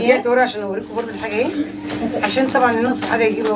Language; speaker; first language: Arabic; native; Arabic